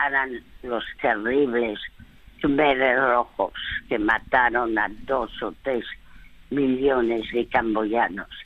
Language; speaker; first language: Spanish; early bilingual, other home language; French